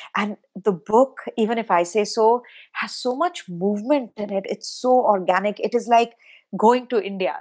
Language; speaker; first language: English; non-native, local second language; Hindi